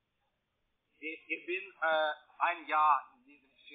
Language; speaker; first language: German; non-native, learner; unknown